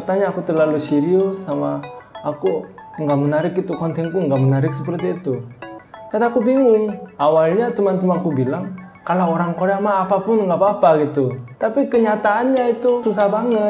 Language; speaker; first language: Indonesian; non-native, fluent; Korean